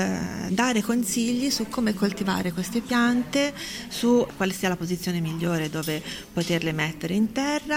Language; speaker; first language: Italian; native; Italian